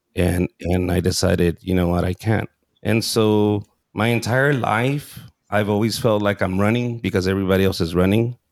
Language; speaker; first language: English; early bilingual, other home language; Spanish